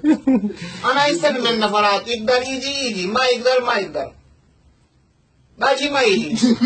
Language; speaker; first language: Arabic; non-native, learner; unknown